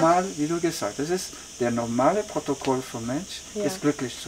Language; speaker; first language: German; non-native, fluent; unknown